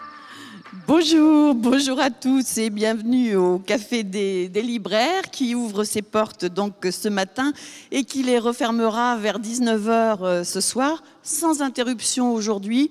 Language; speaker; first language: French; native; French